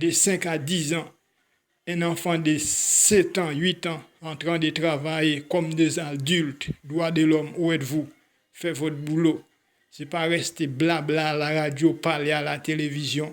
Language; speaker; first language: French; non-native, local second language; Haitian Creole